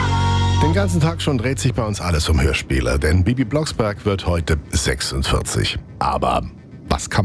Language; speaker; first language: German; native; German